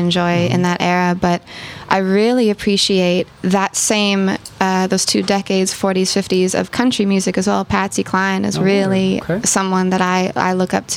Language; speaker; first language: English; native; English